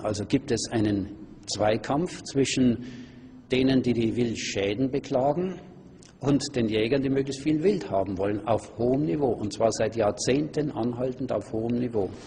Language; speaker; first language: German; native; German